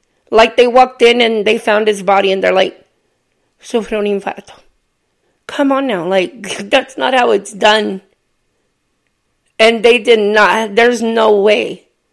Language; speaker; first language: English; early bilingual, other home language; Spanish